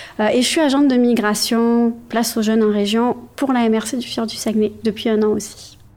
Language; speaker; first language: French; native; French